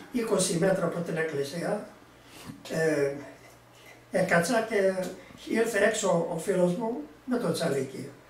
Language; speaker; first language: Greek; early bilingual, heritage; Greek